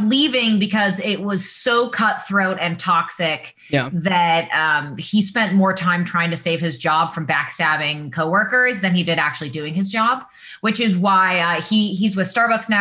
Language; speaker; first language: English; native; English